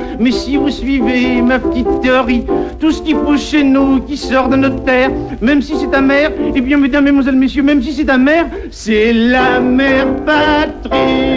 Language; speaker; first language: French; native; French